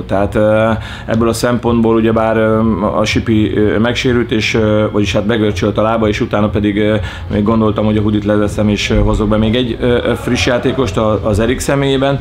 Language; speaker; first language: Hungarian; native; Hungarian